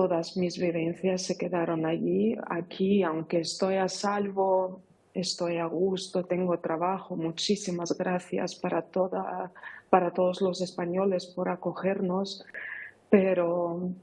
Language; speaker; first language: Spanish; non-native, fluent; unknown